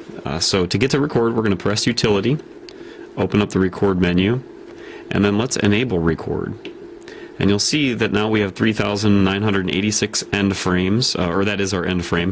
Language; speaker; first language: English; native; English